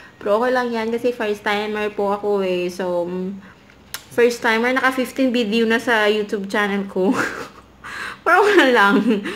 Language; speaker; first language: Filipino; non-native, local second language; Cebuano